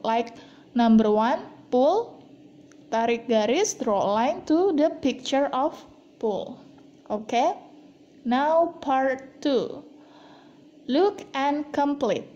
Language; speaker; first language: English; non-native, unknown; Indonesian